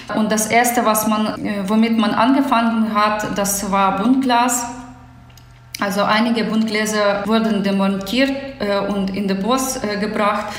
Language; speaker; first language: German; non-native, fluent; Ukrainian